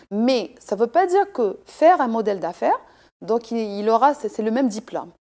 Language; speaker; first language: French; non-native, local second language; Arabic